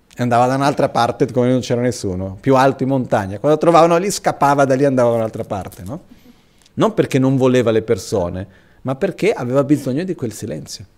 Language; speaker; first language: Italian; non-native, fluent; Portuguese